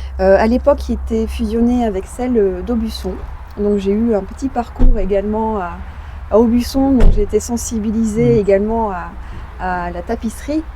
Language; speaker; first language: French; native; French